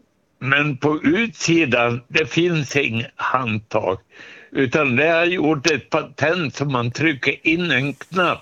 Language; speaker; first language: Swedish; native; Swedish